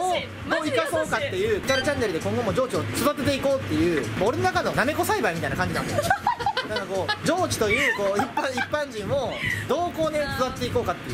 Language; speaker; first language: Japanese; native; Japanese